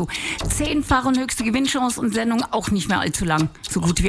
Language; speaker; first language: German; native; German